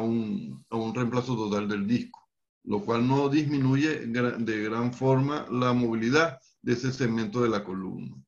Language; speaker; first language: Spanish; native; Spanish